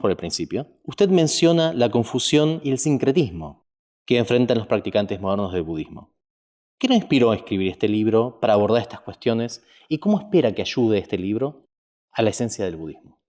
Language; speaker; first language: Spanish; native; Spanish